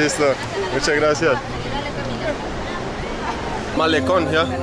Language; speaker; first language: Spanish; non-native, learner; English